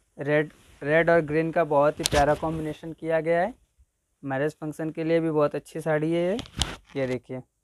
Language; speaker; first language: Hindi; native; Hindi